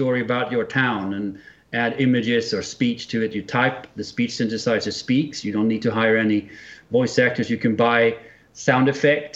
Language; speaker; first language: English; non-native, fluent; Swedish